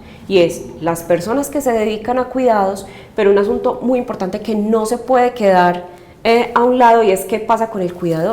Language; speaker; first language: Spanish; native; Spanish